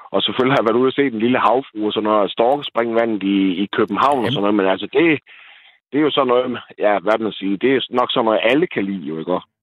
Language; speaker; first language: Danish; native; Danish